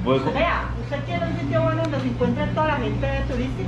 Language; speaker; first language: Spanish; native; Spanish